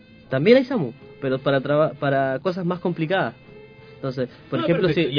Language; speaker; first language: Spanish; native; Spanish